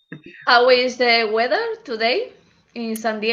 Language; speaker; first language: English; non-native, learner; Spanish